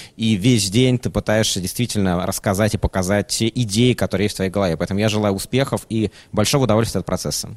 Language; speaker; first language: Russian; native; Russian